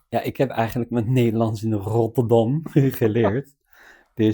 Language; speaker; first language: Dutch; non-native, fluent; English